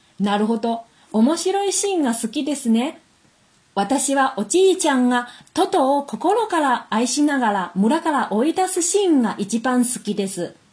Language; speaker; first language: Japanese; non-native, fluent; Chinese